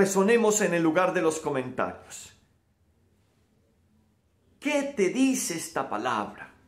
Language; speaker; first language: Spanish; native; Spanish